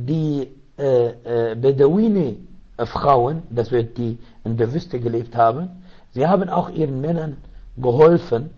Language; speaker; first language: German; non-native, learner; Arabic